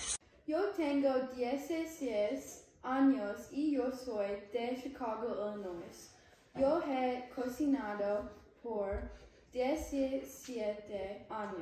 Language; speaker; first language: Spanish; non-native, learner; English